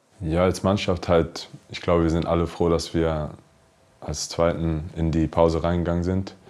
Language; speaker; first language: German; early bilingual, heritage; English